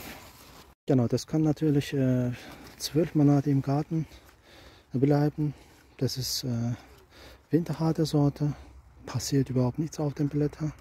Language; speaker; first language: German; non-native, fluent; Turkish